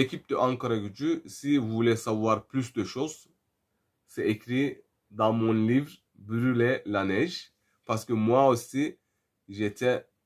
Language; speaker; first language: French; non-native, fluent; Turkish